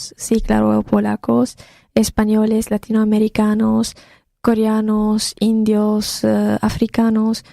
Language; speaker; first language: Spanish; non-native, fluent; Arabic